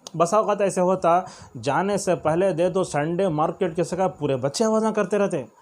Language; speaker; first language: Urdu; native; Urdu